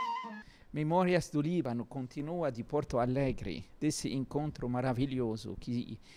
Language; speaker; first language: Portuguese; non-native, learner; Arabic